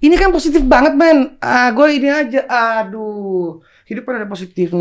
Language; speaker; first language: Indonesian; native; Indonesian